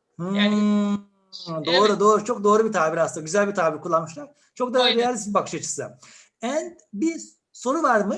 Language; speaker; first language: Turkish; native; Turkish